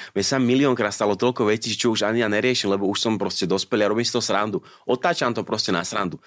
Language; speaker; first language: Slovak; native; Slovak